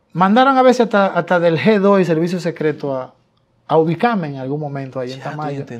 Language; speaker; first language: Spanish; native; Spanish